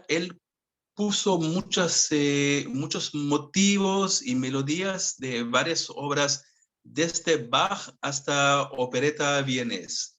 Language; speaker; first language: Spanish; non-native, fluent; Hebrew